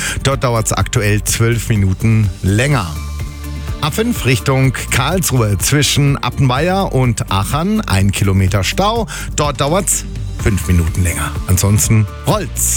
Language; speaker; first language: German; native; German